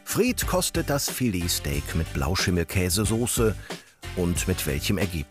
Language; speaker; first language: German; native; German